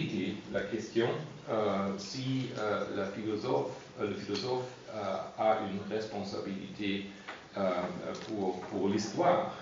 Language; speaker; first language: French; non-native, fluent; German